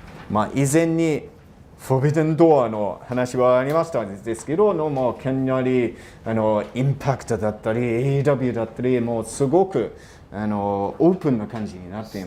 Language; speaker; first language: Japanese; non-native, fluent; English